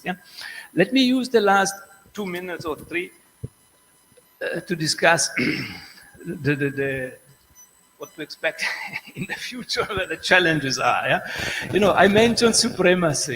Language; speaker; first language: English; non-native, fluent; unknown